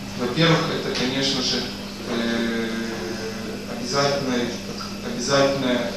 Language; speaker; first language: Russian; native; Russian